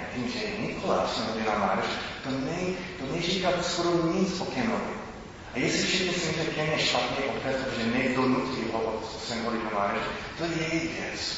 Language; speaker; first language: Czech; non-native, fluent; English